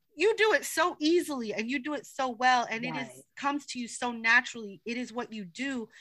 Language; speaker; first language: English; native; English